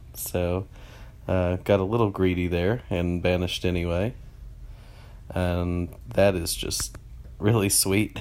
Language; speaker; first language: English; native; English